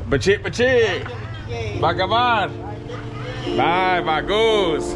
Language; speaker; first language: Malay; non-native, learner; English